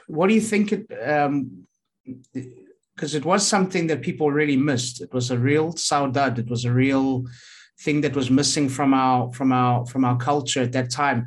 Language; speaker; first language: English; native; English